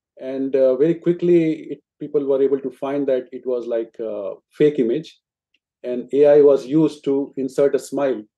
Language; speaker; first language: English; non-native, local second language; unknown